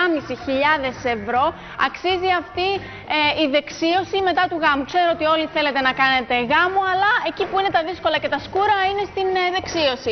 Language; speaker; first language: Greek; native; Greek